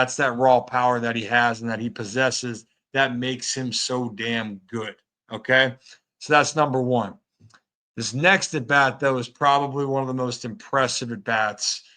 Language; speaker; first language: English; native; English